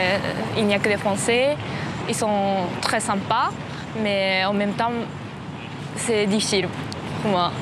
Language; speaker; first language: French; non-native, learner; Japanese